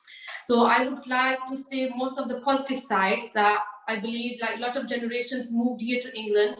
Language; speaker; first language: English; early bilingual, other home language; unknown